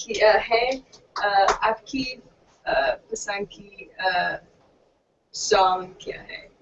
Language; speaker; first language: Hindi; non-native, learner; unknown